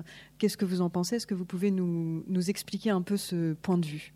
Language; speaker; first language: French; native; French